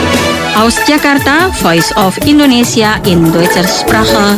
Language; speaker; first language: German; non-native, fluent; Indonesian